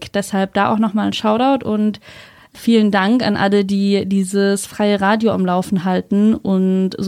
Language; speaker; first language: German; native; German